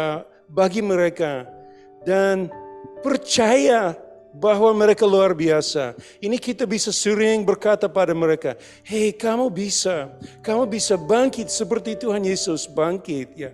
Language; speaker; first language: Indonesian; non-native, fluent; English